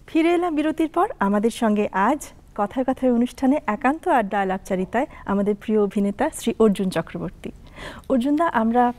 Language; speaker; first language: Bangla; native; Bangla